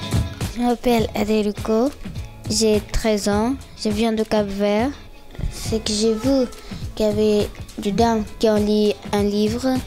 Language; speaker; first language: French; non-native, learner; Kabuverdianu